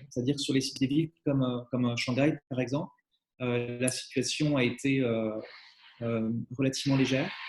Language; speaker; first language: French; native; French